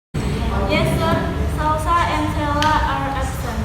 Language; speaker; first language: English; non-native, learner; Indonesian